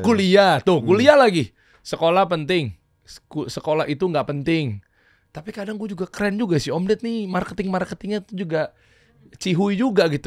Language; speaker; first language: Indonesian; native; Indonesian